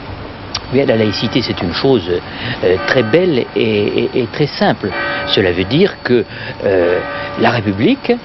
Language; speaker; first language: French; native; French